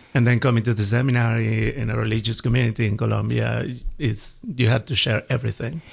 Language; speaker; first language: English; non-native, fluent; Spanish